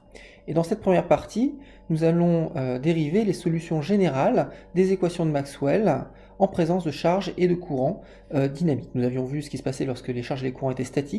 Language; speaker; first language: French; native; French